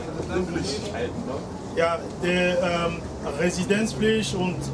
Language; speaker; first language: German; non-native, learner; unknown